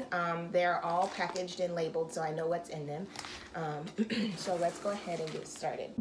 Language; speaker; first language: English; native; English